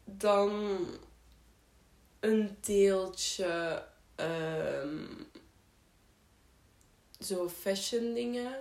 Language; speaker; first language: Dutch; native; Dutch